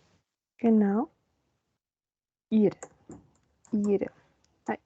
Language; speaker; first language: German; non-native, fluent; Spanish